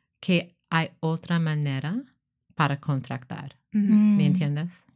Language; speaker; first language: Spanish; non-native, learner; English